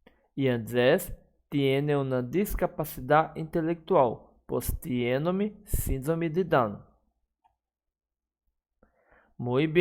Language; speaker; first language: Spanish; non-native, fluent; Portuguese